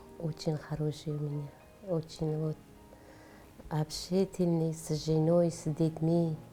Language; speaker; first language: Russian; non-native, learner; Tajik